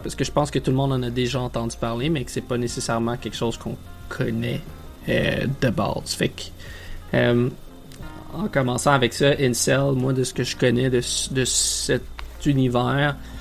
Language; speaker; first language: French; native; French